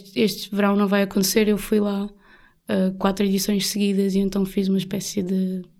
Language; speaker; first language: Portuguese; native; Portuguese